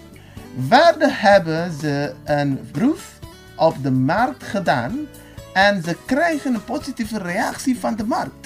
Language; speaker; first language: Dutch; non-native, fluent; Indonesian